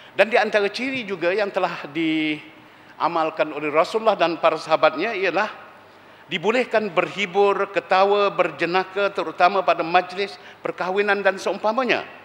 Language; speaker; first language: Malay; native; Malay